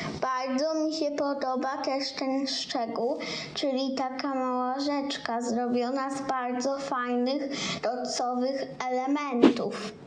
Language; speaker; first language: Polish; native; Polish